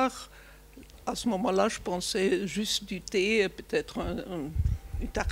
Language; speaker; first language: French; non-native, fluent; German